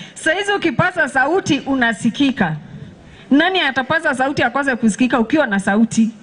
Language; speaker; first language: Swahili; non-native, local second language; Masai